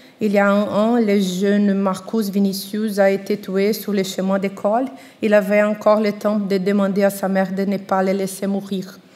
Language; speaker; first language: French; non-native, fluent; Portuguese